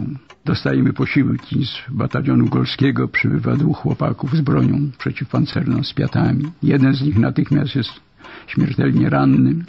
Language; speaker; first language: Polish; native; Polish